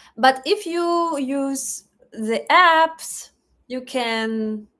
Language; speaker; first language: English; non-native, fluent; Russian